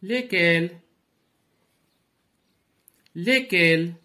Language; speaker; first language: French; non-native, local second language; Arabic